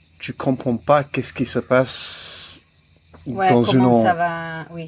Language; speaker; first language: French; non-native, learner; English